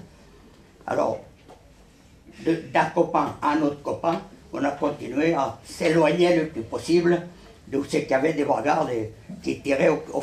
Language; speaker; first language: French; early bilingual, other home language; Spanish